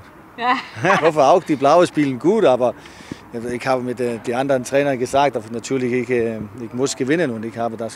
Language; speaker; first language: German; non-native, fluent; Danish